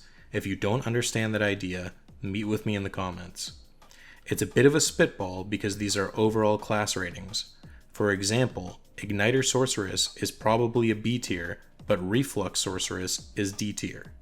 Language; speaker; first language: English; native; English